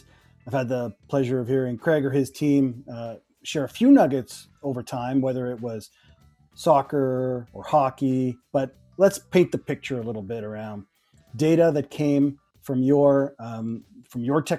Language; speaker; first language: English; native; English